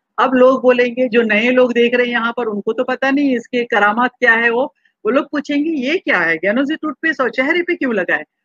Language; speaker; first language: Hindi; non-native, local second language; Marathi